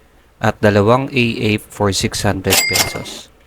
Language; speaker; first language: Filipino; native; Filipino